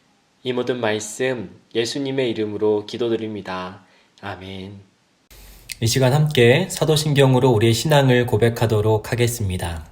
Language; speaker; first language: Korean; native; Korean